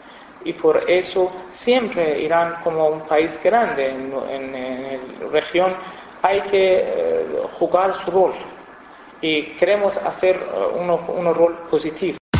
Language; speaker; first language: Spanish; non-native, fluent; Persian